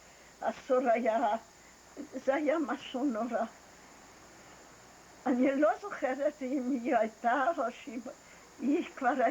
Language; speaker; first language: Hebrew; non-native, fluent; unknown